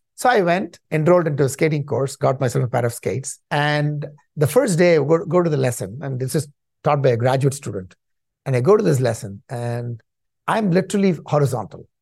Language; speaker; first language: English; non-native, local second language; Tamil